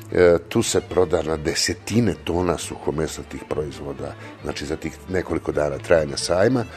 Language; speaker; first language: Serbian; native; Serbian